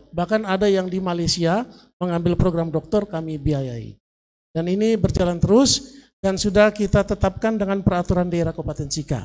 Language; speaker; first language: Indonesian; native; Indonesian